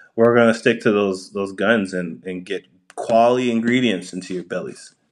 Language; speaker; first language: English; early bilingual, other home language; Japanese